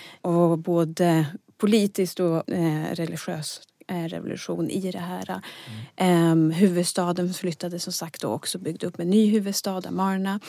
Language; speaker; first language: Swedish; native; Swedish